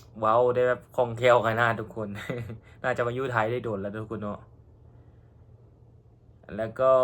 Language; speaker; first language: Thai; non-native, local second language; Northeastern Thai